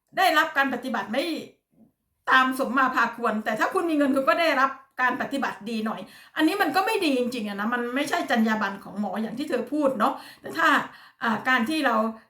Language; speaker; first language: Thai; native; Thai